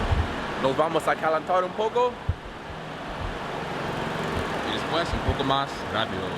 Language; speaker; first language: Spanish; non-native, learner; English